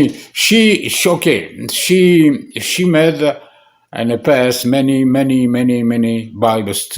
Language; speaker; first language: English; non-native, learner; French